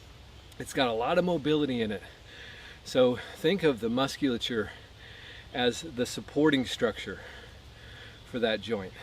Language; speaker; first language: English; native; English